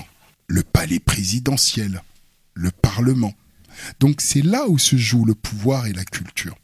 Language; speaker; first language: French; early bilingual, other home language; Wolof